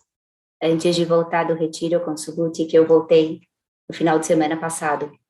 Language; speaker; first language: Portuguese; native; Portuguese